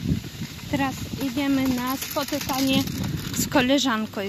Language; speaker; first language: Polish; early bilingual, heritage; Polish